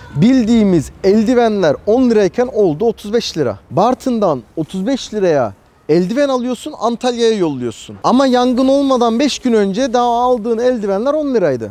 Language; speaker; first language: Turkish; early bilingual, heritage; Turkish